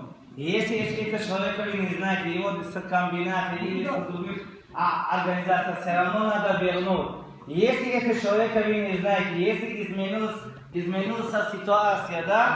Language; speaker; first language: Russian; non-native, local second language; Tajik